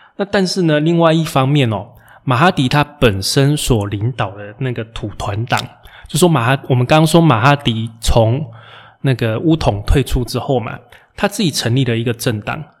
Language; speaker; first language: Chinese; native; Chinese